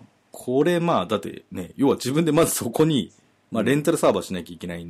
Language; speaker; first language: Japanese; native; Japanese